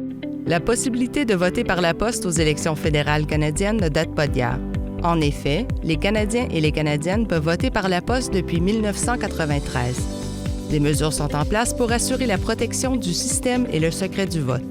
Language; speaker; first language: French; native; French